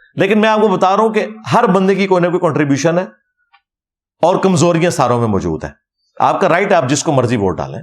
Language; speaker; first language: Urdu; non-native, local second language; Punjabi